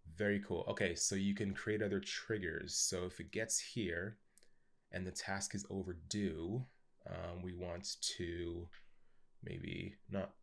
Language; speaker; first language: English; native; English